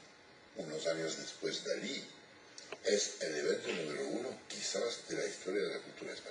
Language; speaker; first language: Spanish; non-native, fluent; French